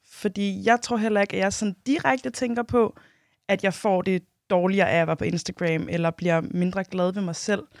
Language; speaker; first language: Danish; native; Danish